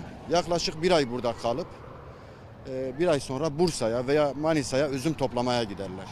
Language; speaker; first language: Turkish; native; Turkish